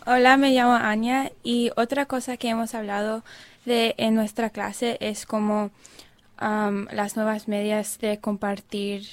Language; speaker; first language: Spanish; non-native, learner; English